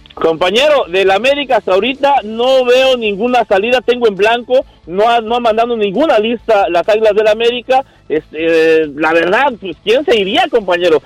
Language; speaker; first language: Spanish; native; Spanish